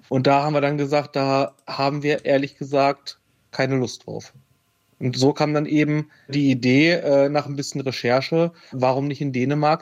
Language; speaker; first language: German; native; German